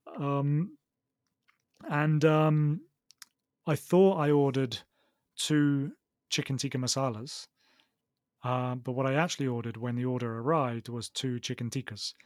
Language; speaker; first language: English; native; English